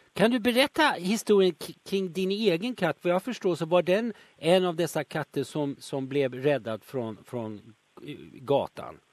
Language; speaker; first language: Swedish; native; Swedish